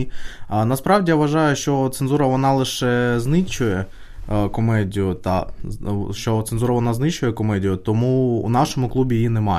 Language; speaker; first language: Ukrainian; native; Ukrainian